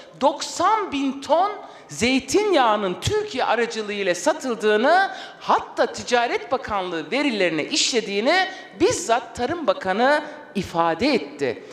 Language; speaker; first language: Turkish; non-native, local second language; Kurdish